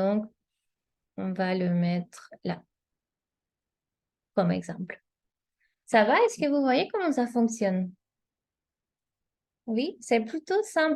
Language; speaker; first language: French; non-native, fluent; Spanish